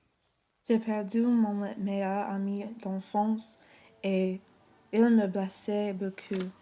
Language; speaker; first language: French; non-native, learner; English